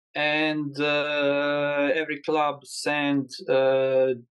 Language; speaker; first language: English; non-native, learner; Croatian